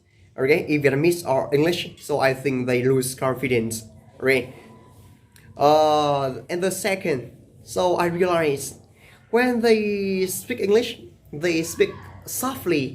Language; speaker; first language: English; non-native, learner; Vietnamese